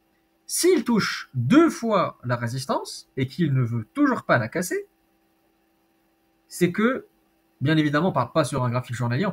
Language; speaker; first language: French; native; French